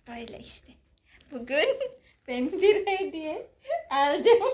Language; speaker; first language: Turkish; non-native, learner; Indonesian